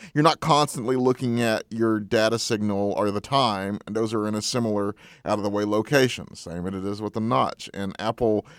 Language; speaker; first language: English; native; English